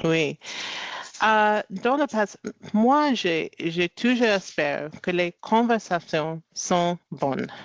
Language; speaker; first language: French; non-native, learner; English